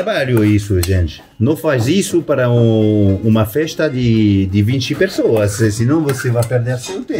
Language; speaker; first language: Portuguese; non-native, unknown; French